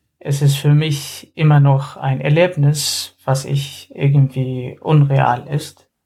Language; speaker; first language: German; non-native, fluent; Arabic